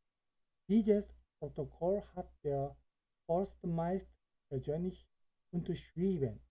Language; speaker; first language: German; non-native, fluent; Korean